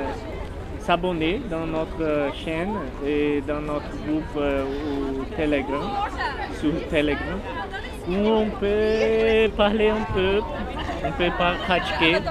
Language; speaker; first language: French; non-native, learner; Portuguese